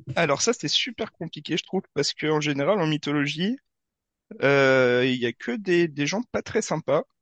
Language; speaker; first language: French; native; French